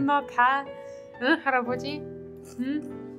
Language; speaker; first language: Korean; non-native, learner; Russian